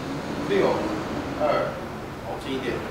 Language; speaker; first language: Chinese; native; Chinese